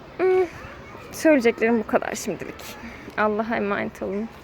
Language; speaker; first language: Turkish; early bilingual, heritage; Turkish